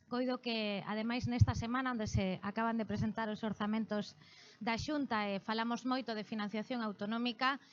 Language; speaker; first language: Galician; non-native, local second language; Spanish